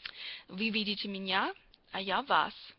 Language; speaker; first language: Russian; non-native, fluent; English